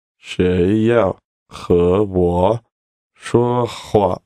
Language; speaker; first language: Chinese; non-native, learner; English